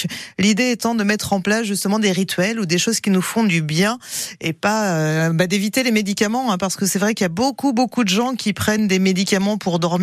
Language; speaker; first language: French; native; French